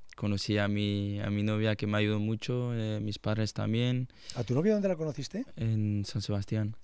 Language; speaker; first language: Spanish; non-native, fluent; French